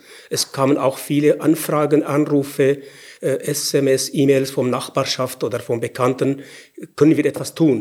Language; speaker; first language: German; non-native, fluent; Arabic